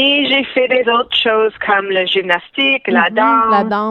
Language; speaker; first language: French; non-native, local second language; English